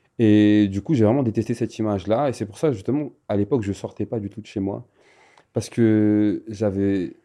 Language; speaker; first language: French; non-native, local second language; Malagasy